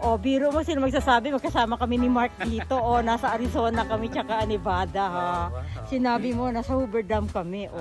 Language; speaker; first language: Filipino; native; Filipino